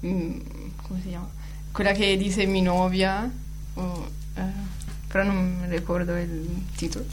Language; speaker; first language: Spanish; non-native, learner; Italian